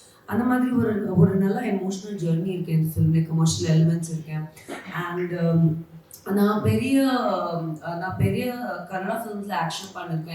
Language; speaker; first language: Tamil; non-native, learner; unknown